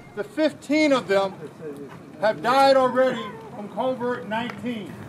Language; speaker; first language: English; non-native, fluent; Spanish